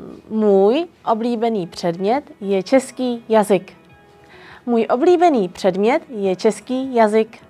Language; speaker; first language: Czech; non-native, fluent; Vietnamese